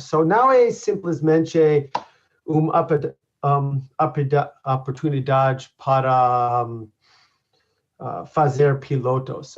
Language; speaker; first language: Portuguese; non-native, learner; English